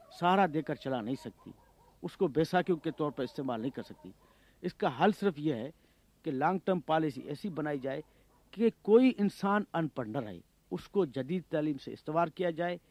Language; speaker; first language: Urdu; non-native, local second language; Sindhi